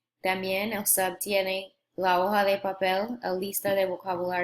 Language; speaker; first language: Spanish; non-native, fluent; English